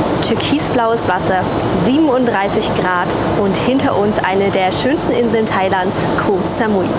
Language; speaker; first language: German; native; German